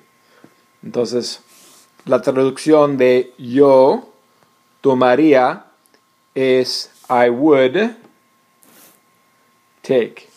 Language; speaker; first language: Spanish; non-native, fluent; English